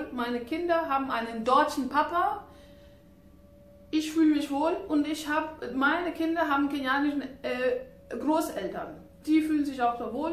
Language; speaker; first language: German; non-native, fluent; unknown